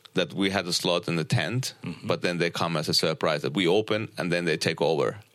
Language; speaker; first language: English; non-native, fluent; Finnish